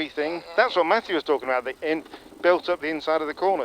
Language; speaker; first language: English; native; English